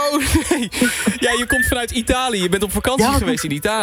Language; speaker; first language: Dutch; native; Dutch